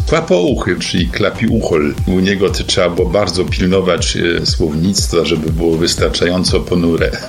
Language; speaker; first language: Polish; native; Polish